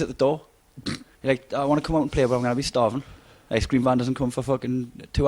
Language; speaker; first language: English; native; English